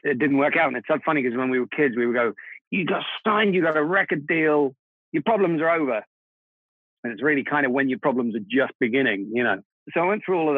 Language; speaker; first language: English; non-native, local second language; Czech